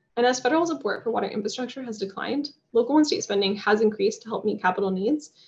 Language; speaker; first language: English; native; English